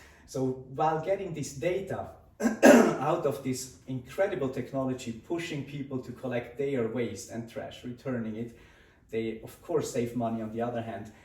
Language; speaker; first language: English; non-native, fluent; Swiss German